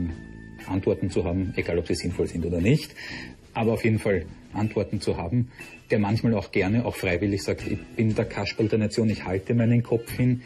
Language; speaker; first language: German; native; German